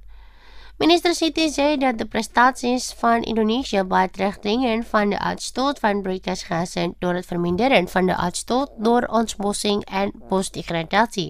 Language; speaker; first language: Dutch; non-native, fluent; Indonesian